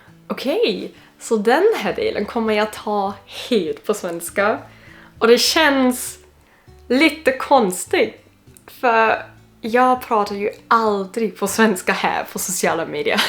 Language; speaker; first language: Swedish; non-native, learner; German